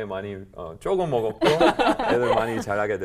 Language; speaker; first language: Korean; non-native, learner; English